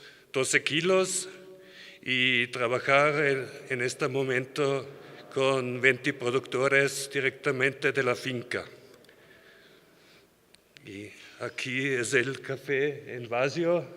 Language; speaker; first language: Spanish; non-native, learner; German